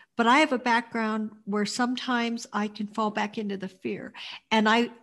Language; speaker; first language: English; native; English